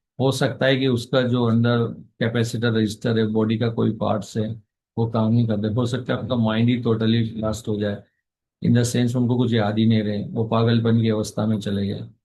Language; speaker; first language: Hindi; native; Hindi